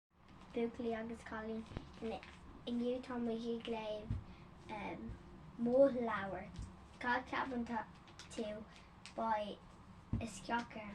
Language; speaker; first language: Irish; non-native, learner; English